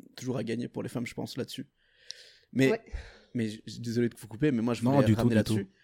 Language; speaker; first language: French; non-native, fluent; Portuguese